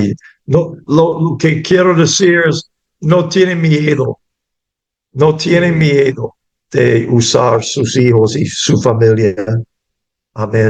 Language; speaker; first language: Spanish; non-native, fluent; English